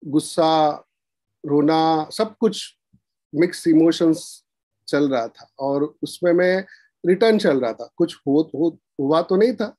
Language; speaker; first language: Hindi; non-native, local second language; Marathi